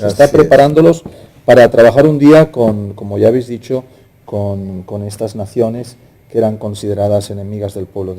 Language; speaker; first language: Spanish; native; Spanish